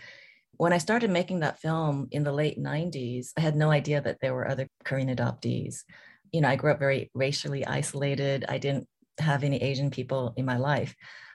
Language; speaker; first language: English; early bilingual, other home language; Korean